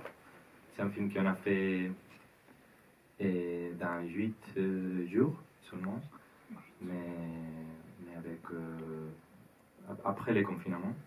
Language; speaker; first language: French; non-native, learner; Spanish